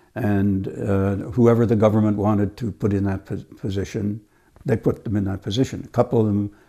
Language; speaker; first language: English; native; English